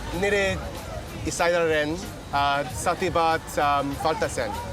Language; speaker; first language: Basque; non-native, learner; English